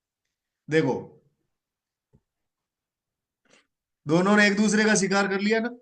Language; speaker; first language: Hindi; native; Hindi